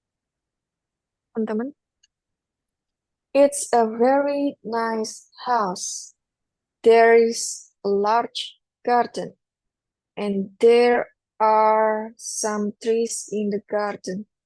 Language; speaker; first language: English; non-native, fluent; Indonesian